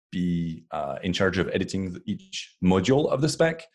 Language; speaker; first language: English; non-native, fluent; French